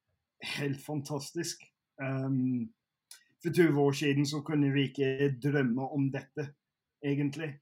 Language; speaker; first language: Norwegian; non-native, fluent; English